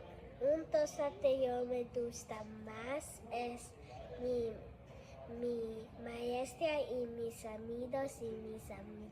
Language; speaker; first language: Spanish; non-native, learner; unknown